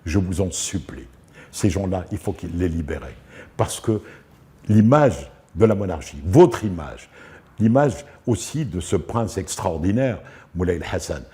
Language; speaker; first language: French; non-native, local second language; Arabic